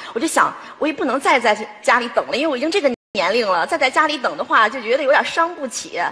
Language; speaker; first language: Chinese; native; Chinese